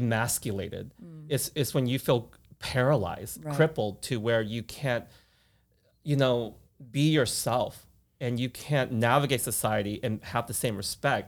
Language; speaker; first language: English; native; English